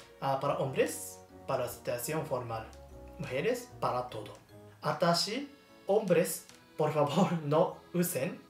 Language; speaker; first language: Spanish; non-native, learner; Japanese